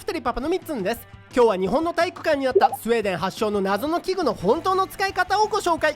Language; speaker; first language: Japanese; native; Japanese